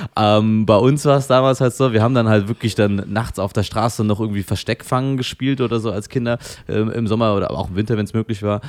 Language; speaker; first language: German; early bilingual, other home language; Filipino